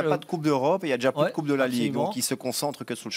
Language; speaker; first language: French; native; French